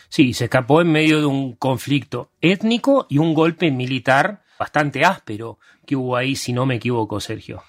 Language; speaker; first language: Spanish; early bilingual, other home language; Hungarian